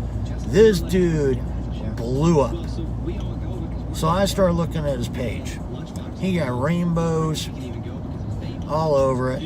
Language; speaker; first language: English; native; English